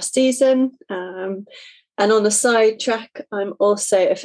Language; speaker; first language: English; native; English